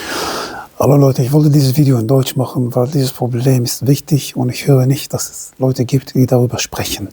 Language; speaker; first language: German; non-native, fluent; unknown